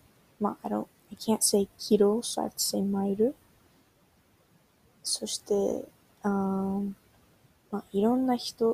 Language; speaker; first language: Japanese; early bilingual, heritage; Japanese